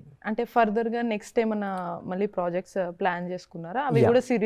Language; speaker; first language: Telugu; native; Telugu